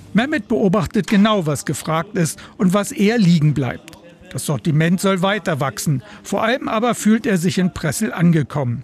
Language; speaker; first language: German; native; German